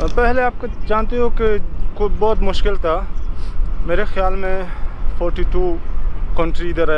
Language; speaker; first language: Hindi; non-native, learner; Pashto